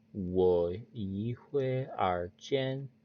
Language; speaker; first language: Chinese; non-native, learner; English